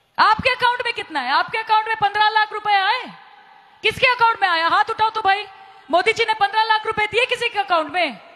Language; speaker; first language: Hindi; non-native, local second language; Bangla